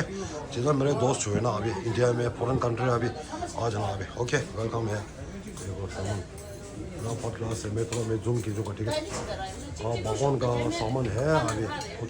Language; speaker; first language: Hindi; non-native, local second language; Tibetan